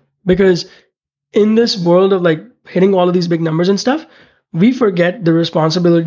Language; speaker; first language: English; non-native, local second language; Hindi